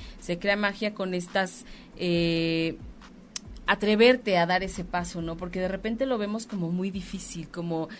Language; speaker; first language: Spanish; native; Spanish